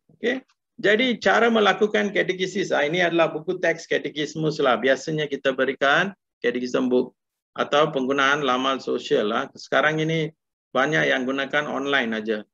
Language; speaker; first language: Malay; non-native, local second language; Tamil